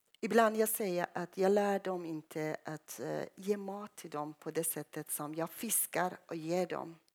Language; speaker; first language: Swedish; non-native, fluent; Persian